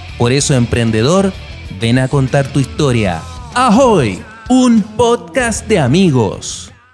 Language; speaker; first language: Spanish; native; Spanish